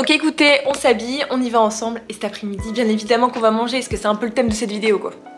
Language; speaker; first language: French; native; French